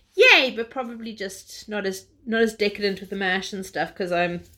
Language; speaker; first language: English; native; English